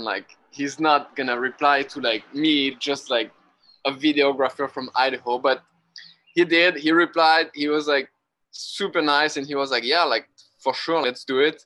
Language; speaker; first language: English; non-native, fluent; French